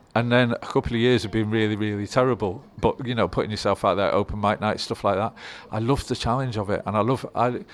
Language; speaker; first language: English; native; English